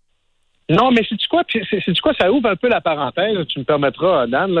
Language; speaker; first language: French; native; French